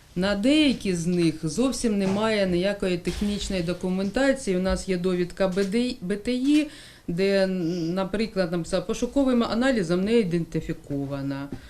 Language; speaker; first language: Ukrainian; non-native, local second language; Russian